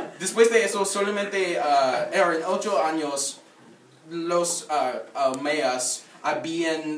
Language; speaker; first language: Spanish; non-native, learner; English